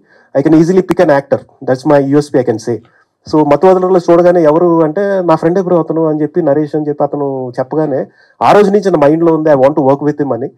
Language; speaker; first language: Telugu; native; Telugu